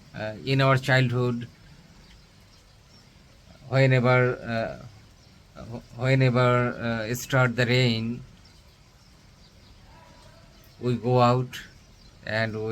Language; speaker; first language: English; non-native, learner; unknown